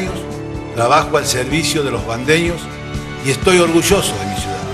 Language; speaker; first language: Spanish; native; Spanish